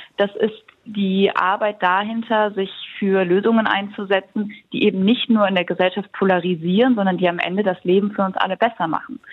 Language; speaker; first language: German; native; German